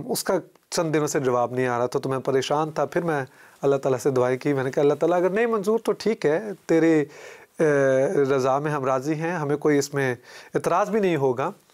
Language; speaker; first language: Urdu; native; Urdu